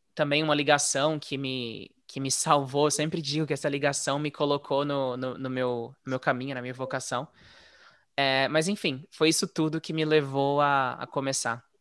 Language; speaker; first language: Portuguese; native; Portuguese